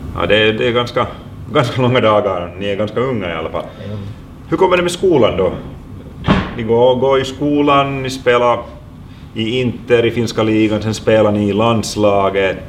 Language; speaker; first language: Swedish; non-native, local second language; Finnish